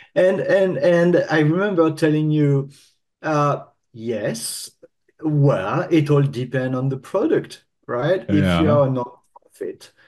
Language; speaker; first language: English; non-native, fluent; French